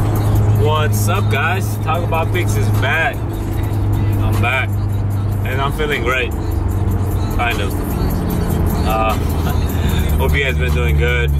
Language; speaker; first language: English; native; English